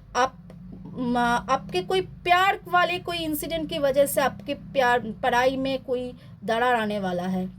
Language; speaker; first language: Hindi; non-native, local second language; Bangla